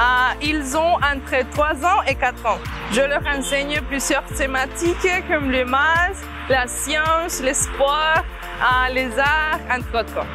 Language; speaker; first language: French; non-native, fluent; Spanish